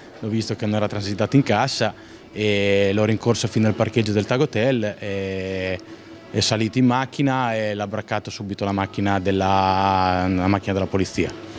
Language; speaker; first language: Italian; native; Italian